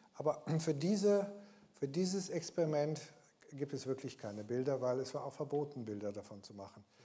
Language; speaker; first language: German; early bilingual, heritage; German